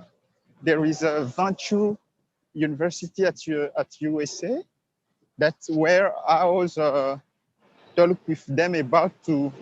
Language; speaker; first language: English; non-native, learner; Swahili